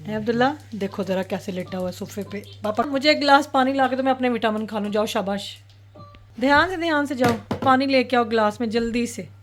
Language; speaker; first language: Urdu; non-native, local second language; Punjabi